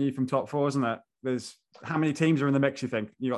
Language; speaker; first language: English; native; English